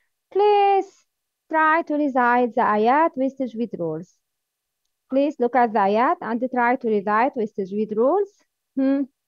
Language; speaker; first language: English; non-native, learner; Arabic